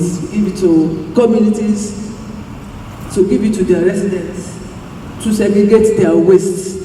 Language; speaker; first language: English; non-native, local second language; Yoruba